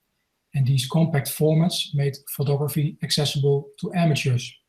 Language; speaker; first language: English; non-native, fluent; Dutch